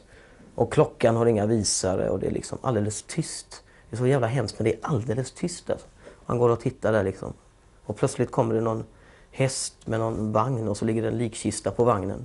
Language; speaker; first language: Swedish; native; Swedish